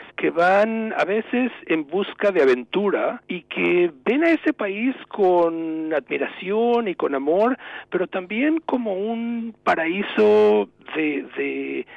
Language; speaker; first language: Spanish; native; Spanish